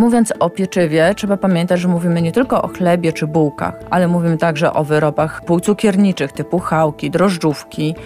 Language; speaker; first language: Polish; native; Polish